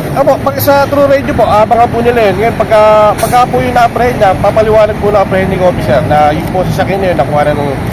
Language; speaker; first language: Filipino; native; Filipino